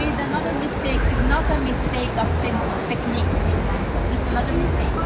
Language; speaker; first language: English; non-native, fluent; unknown